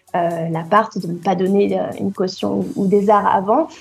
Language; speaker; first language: French; native; French